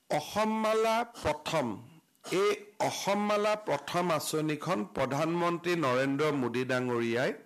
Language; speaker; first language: Assamese; native; Assamese